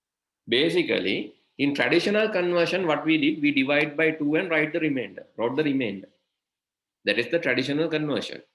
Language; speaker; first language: English; non-native, local second language; Sinhala